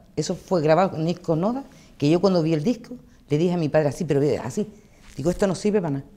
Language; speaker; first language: Spanish; native; Spanish